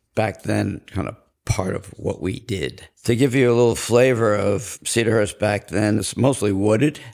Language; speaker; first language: English; native; English